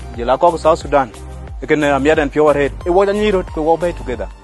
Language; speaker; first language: English; non-native, fluent; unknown